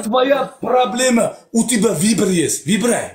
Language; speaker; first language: Russian; non-native, learner; Uzbek